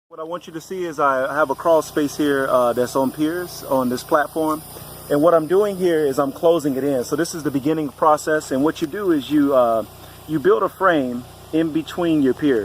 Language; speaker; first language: English; native; English